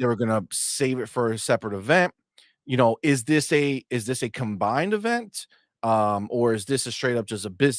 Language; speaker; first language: English; native; English